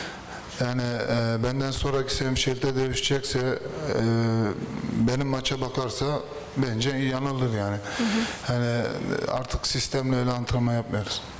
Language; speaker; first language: Turkish; early bilingual, heritage; Turkish